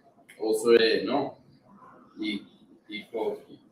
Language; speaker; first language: Japanese; non-native, learner; English